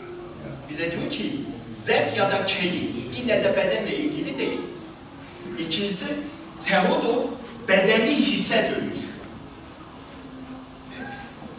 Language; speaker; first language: Turkish; native; Turkish